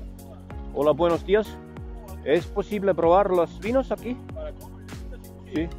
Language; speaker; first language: Spanish; non-native, learner; Estonian